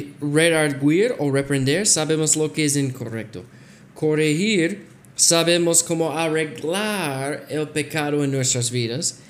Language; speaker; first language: Spanish; non-native, fluent; English